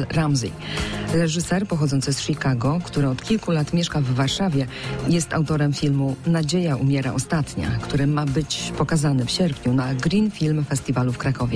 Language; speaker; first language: Polish; native; Polish